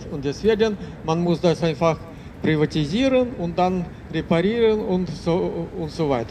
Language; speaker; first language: German; non-native, fluent; Russian